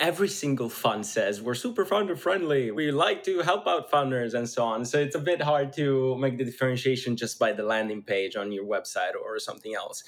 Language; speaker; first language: English; non-native, fluent; Italian